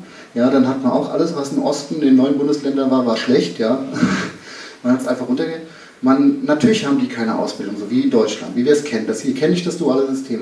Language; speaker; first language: German; native; German